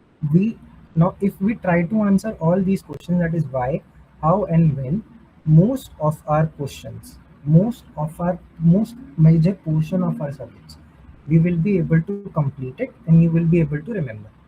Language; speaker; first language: English; non-native, local second language; Hindi